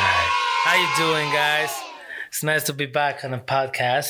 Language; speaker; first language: English; non-native, fluent; Spanish